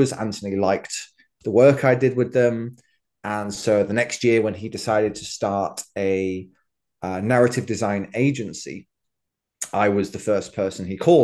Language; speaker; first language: English; native; English